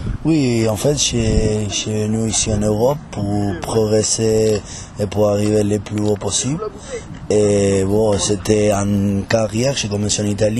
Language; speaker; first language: French; non-native, fluent; Spanish